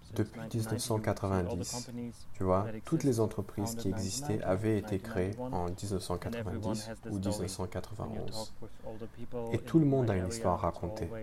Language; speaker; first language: French; non-native, fluent; German